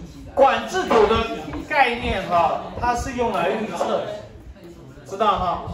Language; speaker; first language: Chinese; native; Chinese